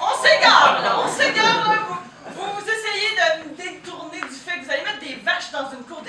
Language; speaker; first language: French; native; French